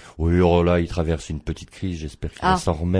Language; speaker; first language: French; native; French